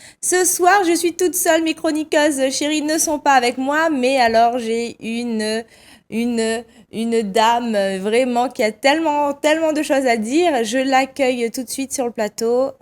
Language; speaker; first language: French; native; French